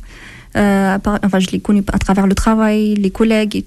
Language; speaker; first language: French; non-native, fluent; Amharic